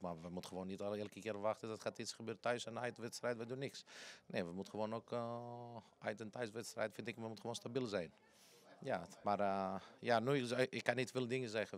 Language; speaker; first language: Dutch; non-native, fluent; Greek